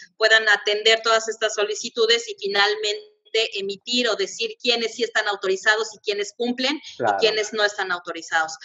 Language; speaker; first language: Spanish; native; Spanish